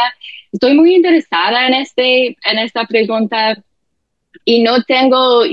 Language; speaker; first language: Spanish; non-native, fluent; English